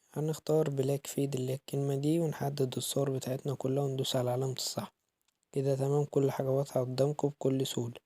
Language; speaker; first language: Arabic; native; Arabic